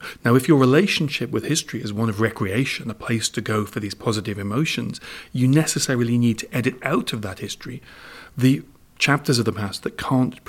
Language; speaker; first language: English; native; English